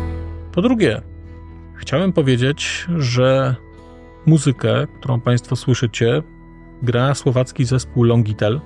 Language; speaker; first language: Polish; native; Polish